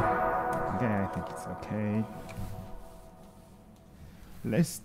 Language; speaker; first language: English; non-native, learner; Japanese